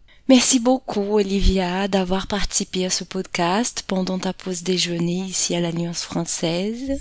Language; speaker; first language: French; non-native, fluent; Portuguese